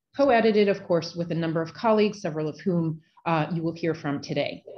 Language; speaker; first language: English; native; English